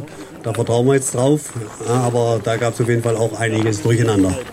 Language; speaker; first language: German; native; German